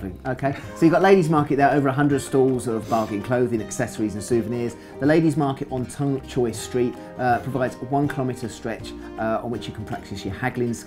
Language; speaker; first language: English; native; English